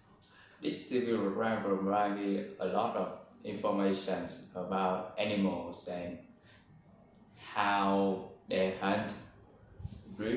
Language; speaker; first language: English; non-native, learner; Vietnamese